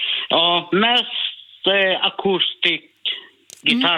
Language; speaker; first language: Swedish; non-native, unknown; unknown